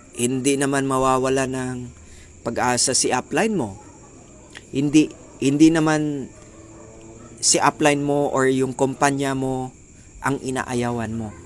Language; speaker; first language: Filipino; non-native, local second language; Cebuano